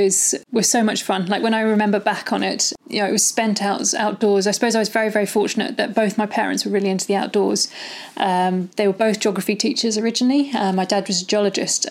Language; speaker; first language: English; native; English